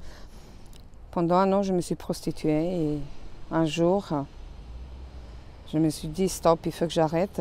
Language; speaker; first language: French; non-native, fluent; Romanian